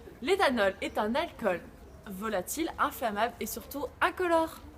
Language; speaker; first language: French; native; French